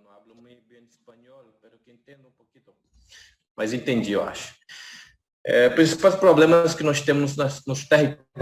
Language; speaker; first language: Portuguese; non-native, local second language; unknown